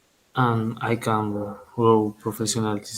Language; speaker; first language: English; non-native, learner; Spanish